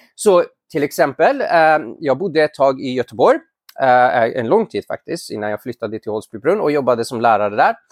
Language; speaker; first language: Swedish; non-native, fluent; Persian